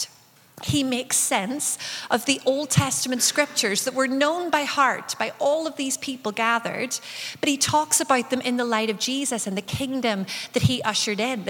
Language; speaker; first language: English; native; English